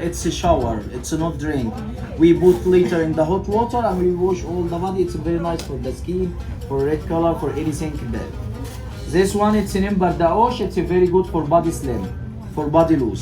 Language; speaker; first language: English; non-native, learner; Arabic